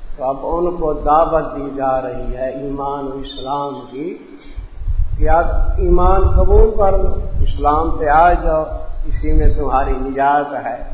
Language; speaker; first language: Urdu; non-native, local second language; Saraiki